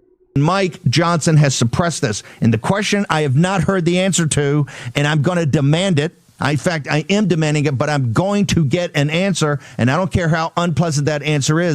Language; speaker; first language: English; native; English